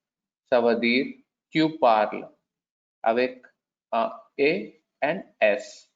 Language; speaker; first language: French; non-native, learner; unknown